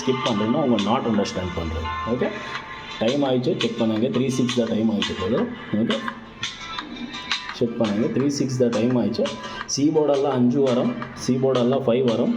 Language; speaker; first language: Tamil; non-native, learner; Kannada